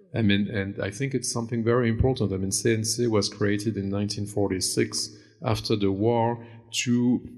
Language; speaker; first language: English; non-native, fluent; German